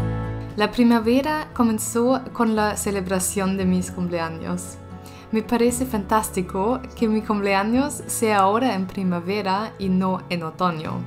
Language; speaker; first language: Spanish; non-native, learner; German